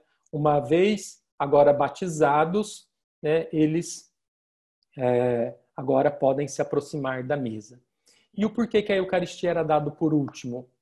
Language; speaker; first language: Portuguese; native; Portuguese